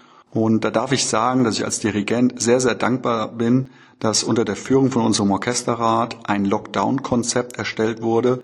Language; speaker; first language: German; native; German